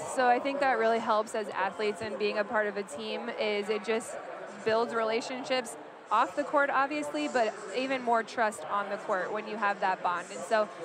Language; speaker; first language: English; native; English